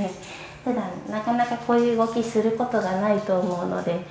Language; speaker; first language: Japanese; native; Japanese